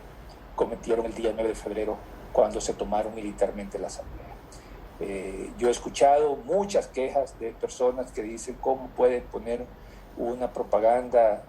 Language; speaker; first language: Spanish; native; Spanish